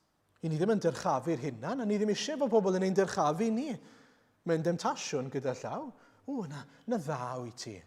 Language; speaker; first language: Welsh; native; Welsh